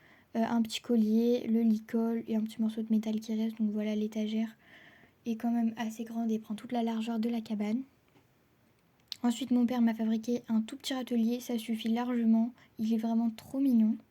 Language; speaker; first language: French; native; French